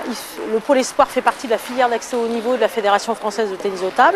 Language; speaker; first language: French; native; French